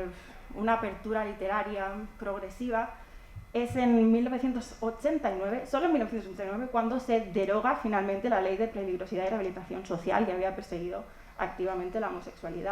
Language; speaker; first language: Spanish; native; Spanish